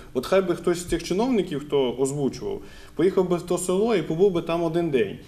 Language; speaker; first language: Ukrainian; native; Ukrainian